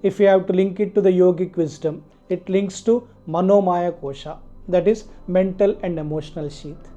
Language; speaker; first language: English; non-native, local second language; Telugu